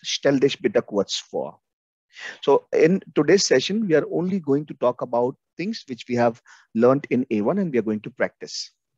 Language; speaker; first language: English; non-native, local second language; Hindi